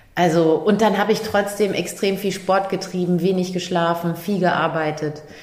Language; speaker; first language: German; native; German